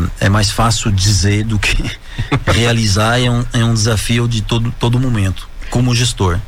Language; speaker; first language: Portuguese; non-native, fluent; French